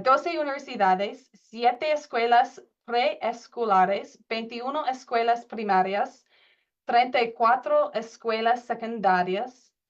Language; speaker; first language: Spanish; non-native, learner; English